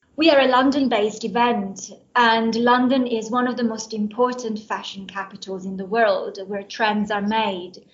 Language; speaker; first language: English; non-native, fluent; Italian